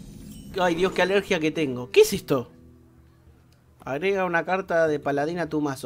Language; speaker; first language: Spanish; native; Spanish